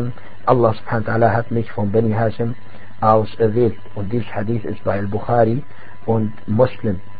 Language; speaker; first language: German; non-native, fluent; Arabic